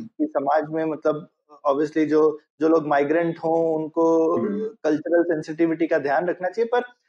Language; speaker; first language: Hindi; native; Hindi